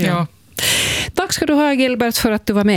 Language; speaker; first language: Swedish; native; Swedish